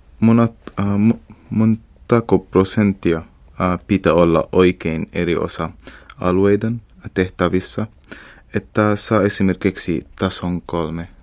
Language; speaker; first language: Finnish; non-native, learner; Arabic